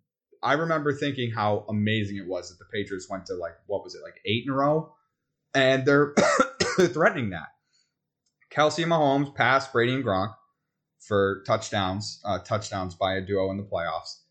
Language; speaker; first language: English; native; English